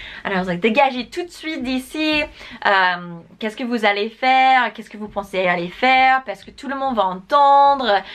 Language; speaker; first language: French; non-native, fluent; English